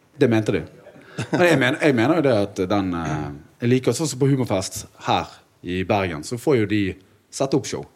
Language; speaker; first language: Norwegian; native; Norwegian